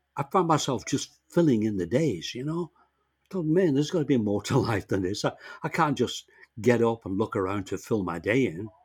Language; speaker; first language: English; native; English